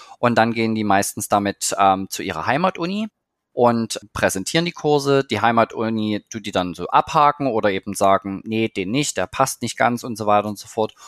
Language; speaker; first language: German; native; German